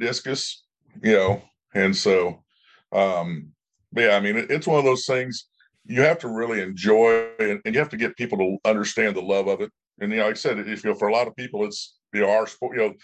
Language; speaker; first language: English; native; English